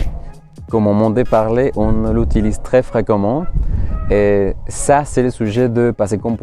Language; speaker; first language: French; non-native, fluent; Spanish